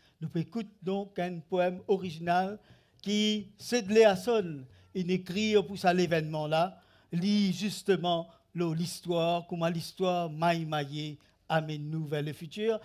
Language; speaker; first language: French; non-native, local second language; Morisyen